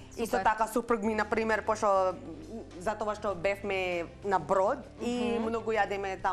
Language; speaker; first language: Macedonian; non-native, learner; Filipino